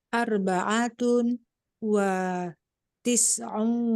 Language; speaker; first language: Arabic; non-native, learner; Indonesian